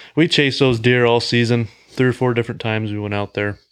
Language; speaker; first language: English; native; English